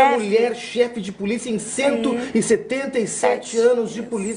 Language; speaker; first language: Portuguese; native; Portuguese